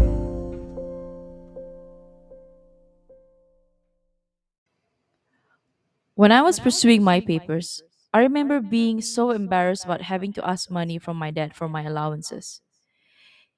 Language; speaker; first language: English; non-native, local second language; Malay